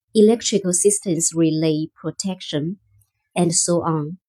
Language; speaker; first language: English; non-native, fluent; Chinese